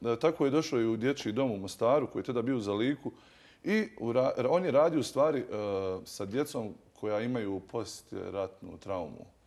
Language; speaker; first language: Bosnian; native; Bosnian